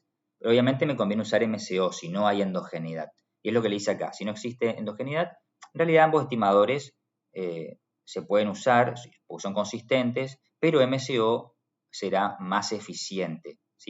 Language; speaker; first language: Spanish; native; Spanish